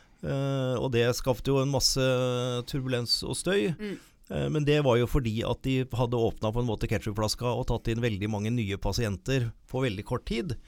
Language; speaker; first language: Norwegian; native; Norwegian